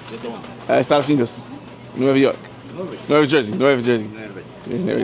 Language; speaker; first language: Spanish; non-native, learner; English